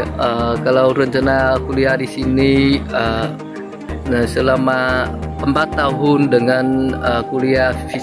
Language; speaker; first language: Indonesian; non-native, learner; Vietnamese